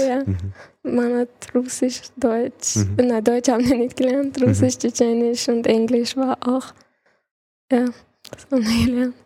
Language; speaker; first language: German; early bilingual, other home language; Chechen